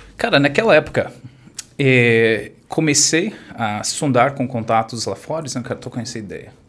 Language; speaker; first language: Portuguese; non-native, fluent; English